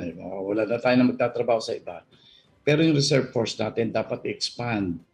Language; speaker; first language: Filipino; native; Filipino